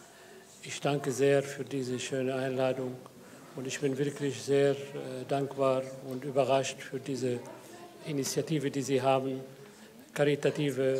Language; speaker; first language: German; non-native, fluent; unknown